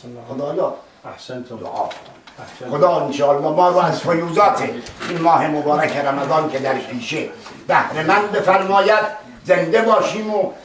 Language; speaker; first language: Persian; native; Persian